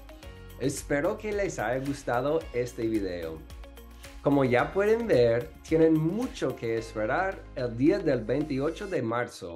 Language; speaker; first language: Spanish; non-native, fluent; English